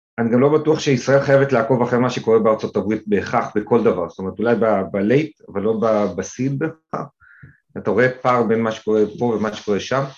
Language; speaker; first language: Hebrew; native; Hebrew